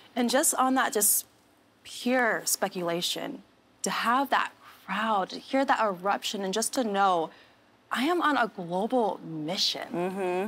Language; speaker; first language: English; native; English